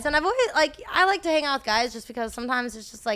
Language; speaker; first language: English; native; English